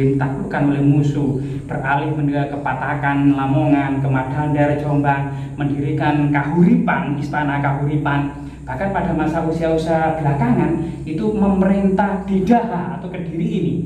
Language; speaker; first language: Indonesian; native; Indonesian